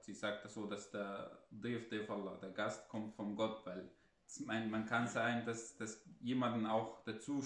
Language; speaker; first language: German; non-native, fluent; Arabic